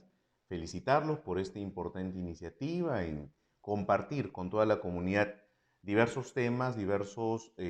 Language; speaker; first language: Spanish; native; Spanish